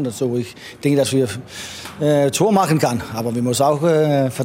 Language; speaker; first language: German; non-native, learner; Danish